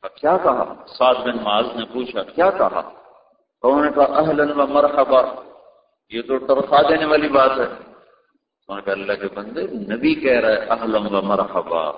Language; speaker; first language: Urdu; non-native, local second language; Punjabi